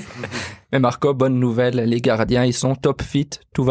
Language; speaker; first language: French; native; French